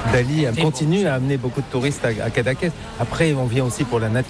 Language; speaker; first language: French; native; French